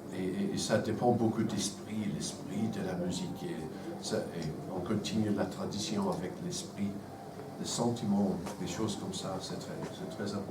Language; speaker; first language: French; non-native, fluent; English